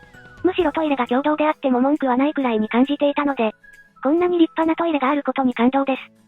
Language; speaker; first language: Japanese; native; Japanese